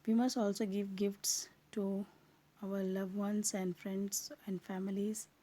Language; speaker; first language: English; non-native, local second language; Urdu